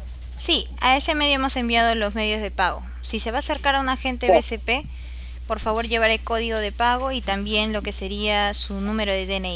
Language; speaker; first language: Spanish; native; Spanish